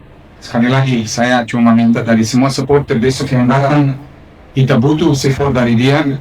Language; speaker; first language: Indonesian; non-native, fluent; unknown